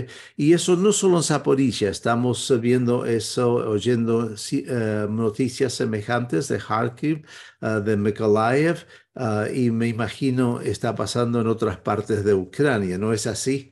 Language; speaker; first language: Spanish; non-native, fluent; English